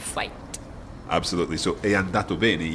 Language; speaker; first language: Italian; non-native, fluent; English